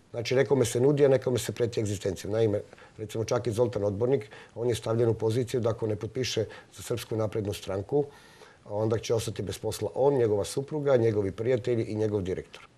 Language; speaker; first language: Serbian; non-native, local second language; Slovak